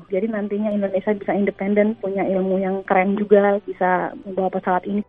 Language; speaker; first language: Indonesian; native; Indonesian